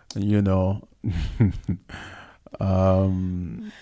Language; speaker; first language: English; non-native, local second language; Yoruba